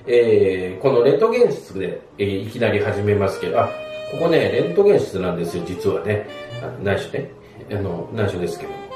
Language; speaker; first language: Japanese; native; Japanese